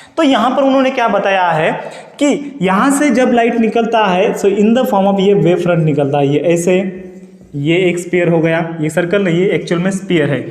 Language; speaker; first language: Hindi; non-native, local second language; Marathi